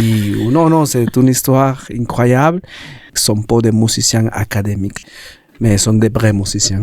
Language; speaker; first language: French; non-native, learner; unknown